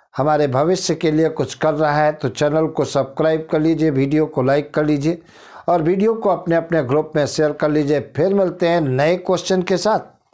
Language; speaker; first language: Hindi; native; Hindi